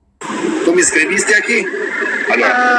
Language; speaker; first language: Spanish; non-native, learner; Albanian